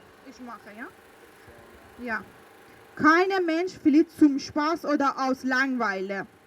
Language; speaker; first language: German; early bilingual, other home language; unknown